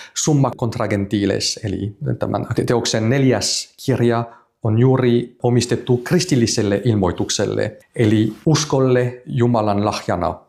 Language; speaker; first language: Finnish; non-native, fluent; French